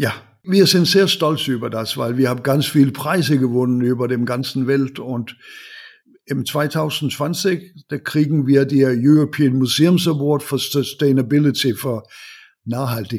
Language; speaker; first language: German; non-native, learner; Danish